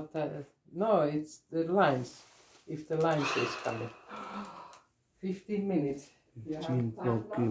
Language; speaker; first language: English; non-native, learner; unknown